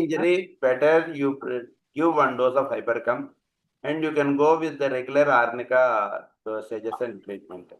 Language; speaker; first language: English; non-native, local second language; Telugu